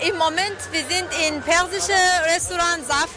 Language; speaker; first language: German; non-native, learner; Persian